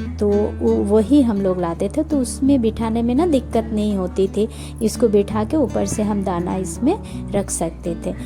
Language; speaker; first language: Hindi; non-native, local second language; Bangla